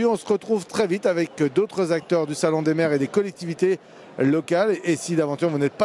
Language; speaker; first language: French; native; French